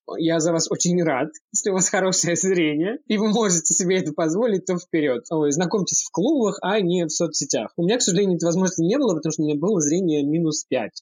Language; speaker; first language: Russian; early bilingual, heritage; Russian